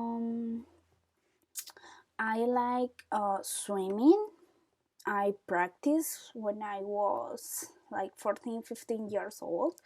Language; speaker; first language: English; non-native, learner; Spanish